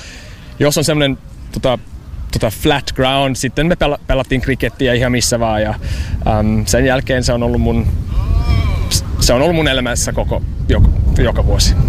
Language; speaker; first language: Finnish; non-native, fluent; English